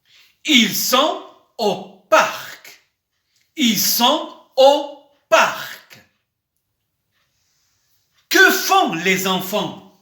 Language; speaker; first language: French; non-native, local second language; Arabic